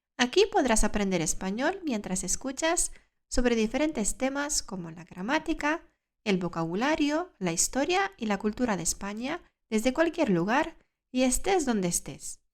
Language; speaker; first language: Spanish; early bilingual, other home language; Lithuanian